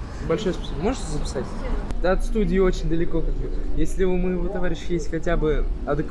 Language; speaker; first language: Russian; native; Russian